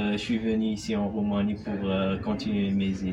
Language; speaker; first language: French; non-native, local second language; Arabic